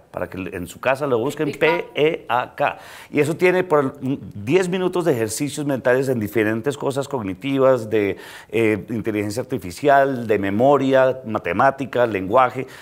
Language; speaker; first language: Spanish; native; Spanish